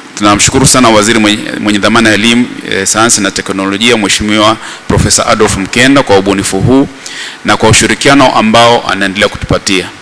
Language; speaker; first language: Swahili; native; Swahili